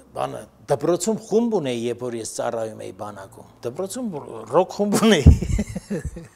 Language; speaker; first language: Armenian; native; Armenian